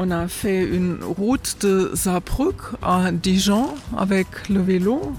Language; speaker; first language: French; non-native, learner; German